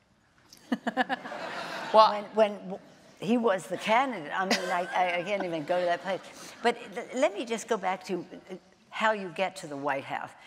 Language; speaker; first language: English; native; English